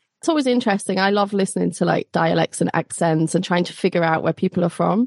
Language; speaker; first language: English; native; English